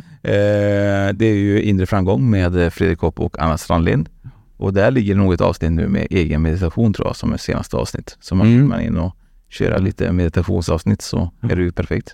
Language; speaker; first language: Swedish; native; Swedish